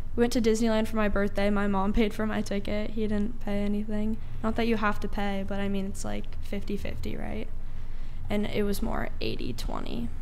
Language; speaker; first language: English; native; English